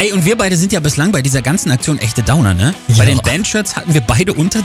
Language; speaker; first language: German; native; German